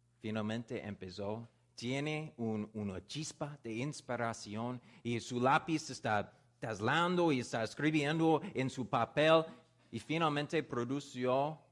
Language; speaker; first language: Spanish; non-native, learner; English